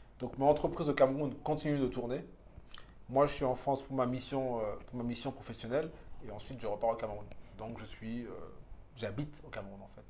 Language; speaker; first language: French; early bilingual, other home language; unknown